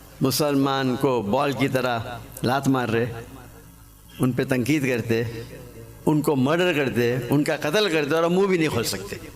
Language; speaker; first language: Urdu; non-native, local second language; English